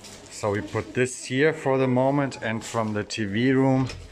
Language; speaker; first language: English; non-native, fluent; German